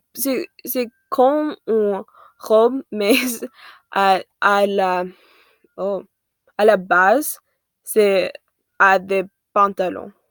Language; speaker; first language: French; non-native, learner; English